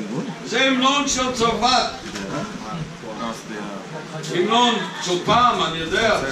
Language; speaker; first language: Hebrew; non-native, fluent; English